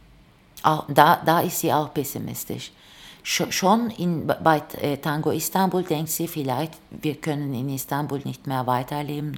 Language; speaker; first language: German; non-native, fluent; Turkish